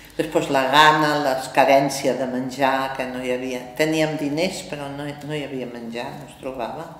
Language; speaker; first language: Catalan; native; Catalan